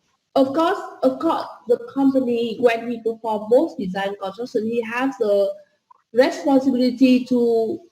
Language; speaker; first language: English; non-native, fluent; Vietnamese